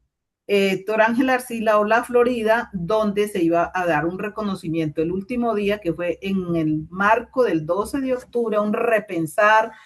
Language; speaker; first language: Spanish; native; Spanish